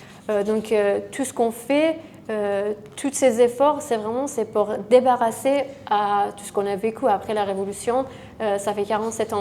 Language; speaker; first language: French; non-native, fluent; Persian